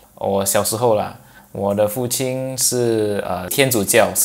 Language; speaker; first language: Chinese; non-native, local second language; English